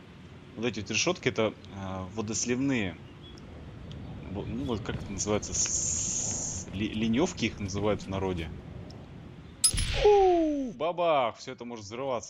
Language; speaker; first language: Russian; native; Russian